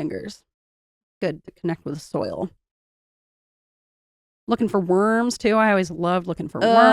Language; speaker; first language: English; native; English